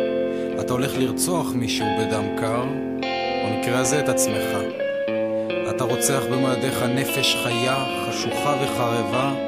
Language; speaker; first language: Hebrew; native; Hebrew